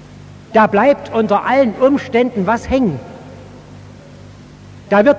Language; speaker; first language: German; native; German